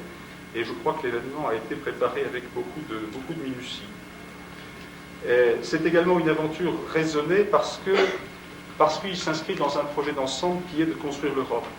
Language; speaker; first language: French; native; French